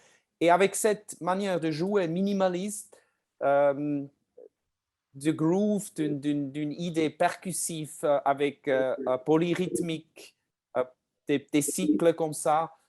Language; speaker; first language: French; non-native, learner; German